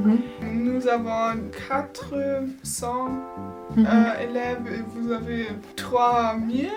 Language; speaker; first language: French; non-native, learner; German